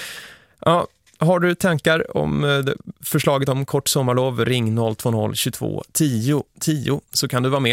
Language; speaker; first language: Swedish; native; Swedish